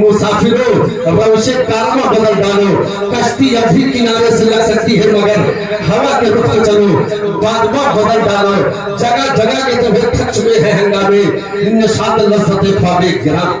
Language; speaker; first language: Hindi; native; Hindi